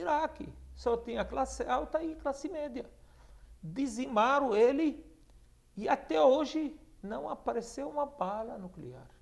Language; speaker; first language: Portuguese; non-native, fluent; Arabic